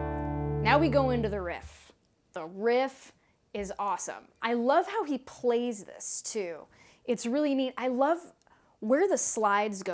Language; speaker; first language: English; native; English